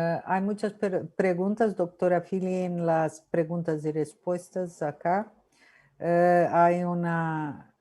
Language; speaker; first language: Spanish; non-native, fluent; Portuguese